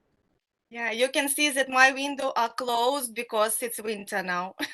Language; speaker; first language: English; non-native, fluent; Russian